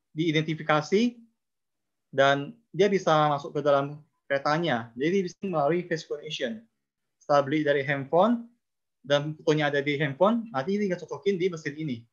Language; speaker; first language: Indonesian; non-native, local second language; Chinese